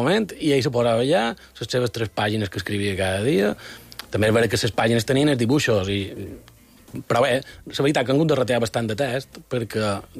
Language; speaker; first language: Catalan; native; Catalan